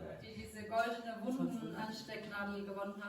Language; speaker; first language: German; native; German